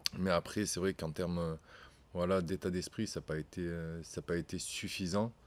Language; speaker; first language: French; native; French